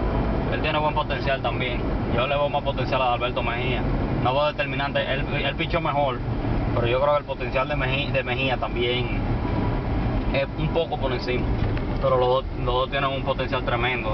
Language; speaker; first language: Spanish; native; Spanish